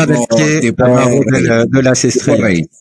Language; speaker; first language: Spanish; non-native, learner; French